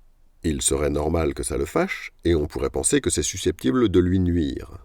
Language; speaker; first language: French; native; French